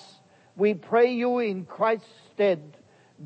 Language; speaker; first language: English; non-native, fluent; German